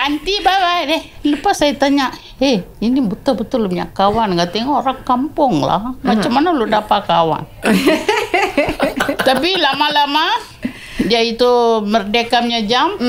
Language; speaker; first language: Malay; non-native, local second language; Tamil